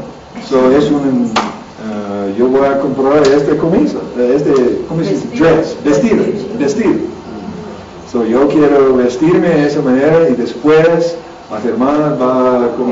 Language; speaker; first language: Spanish; non-native, learner; English